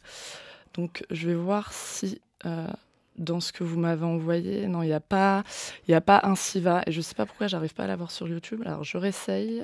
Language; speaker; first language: French; native; French